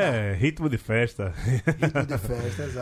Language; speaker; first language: Portuguese; native; Portuguese